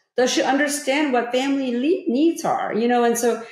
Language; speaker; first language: English; early bilingual, other home language; Korean